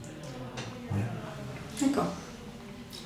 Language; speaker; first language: French; native; French